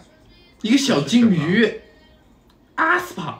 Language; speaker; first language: Chinese; native; Chinese